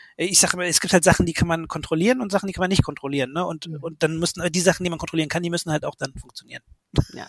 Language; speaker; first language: German; native; German